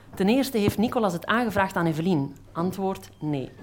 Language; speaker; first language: Dutch; native; Dutch